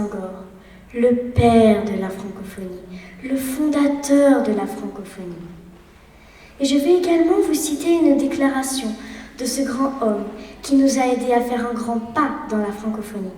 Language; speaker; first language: French; native; French